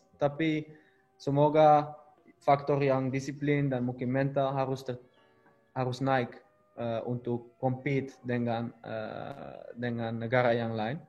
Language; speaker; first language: Indonesian; non-native, learner; Dutch